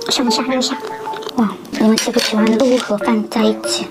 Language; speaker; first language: Chinese; non-native, learner; Korean